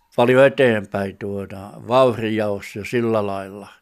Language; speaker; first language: Finnish; native; Finnish